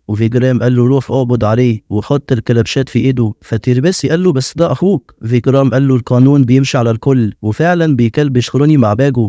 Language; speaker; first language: Arabic; native; Arabic